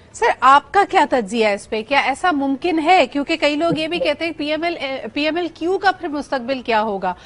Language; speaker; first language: Urdu; native; Urdu